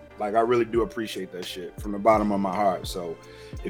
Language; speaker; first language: English; native; English